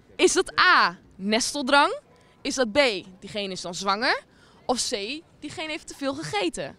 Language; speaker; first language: Dutch; native; Dutch